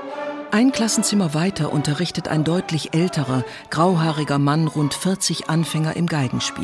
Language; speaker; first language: German; native; German